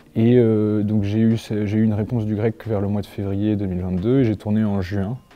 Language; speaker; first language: French; native; French